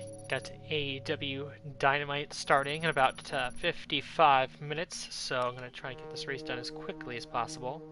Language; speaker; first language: English; native; English